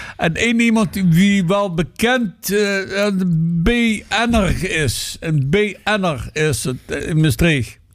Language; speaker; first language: Dutch; native; Dutch